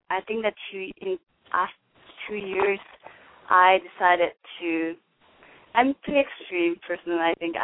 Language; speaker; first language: English; non-native, fluent; Japanese